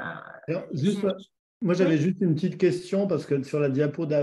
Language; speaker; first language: French; native; French